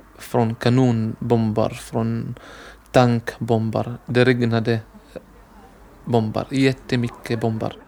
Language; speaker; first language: Swedish; non-native, learner; Arabic